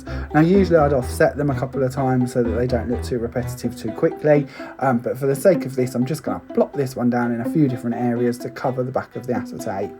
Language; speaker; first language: English; native; English